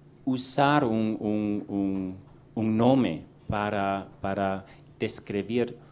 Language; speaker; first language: Portuguese; non-native, learner; English